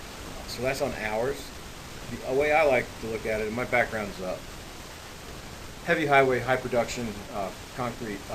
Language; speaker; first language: English; native; English